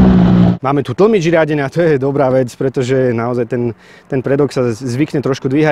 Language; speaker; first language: Slovak; native; Slovak